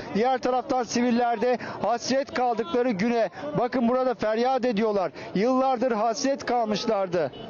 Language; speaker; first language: Turkish; native; Turkish